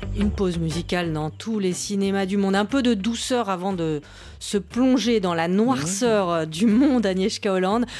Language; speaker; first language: French; native; French